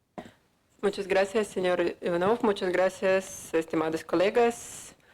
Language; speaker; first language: Spanish; non-native, fluent; Russian